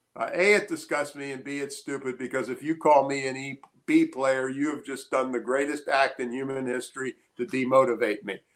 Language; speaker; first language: English; native; English